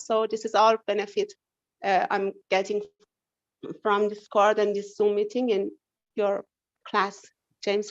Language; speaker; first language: English; non-native, learner; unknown